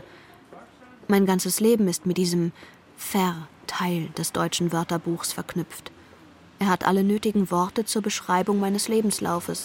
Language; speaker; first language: German; non-native, fluent; Persian